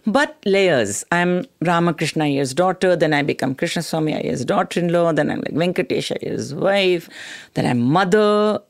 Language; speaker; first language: English; non-native, local second language; Tamil